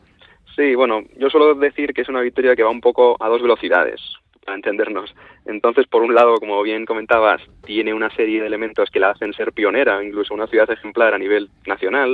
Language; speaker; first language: Spanish; native; Spanish